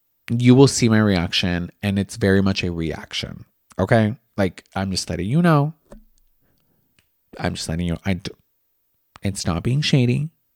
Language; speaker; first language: English; early bilingual, other home language; Spanish